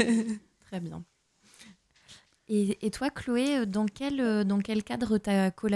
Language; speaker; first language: French; native; French